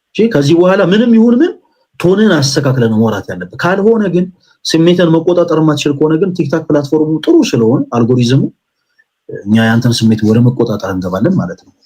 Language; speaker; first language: Amharic; native; Amharic